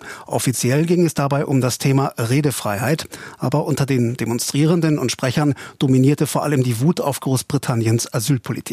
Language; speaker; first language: German; native; German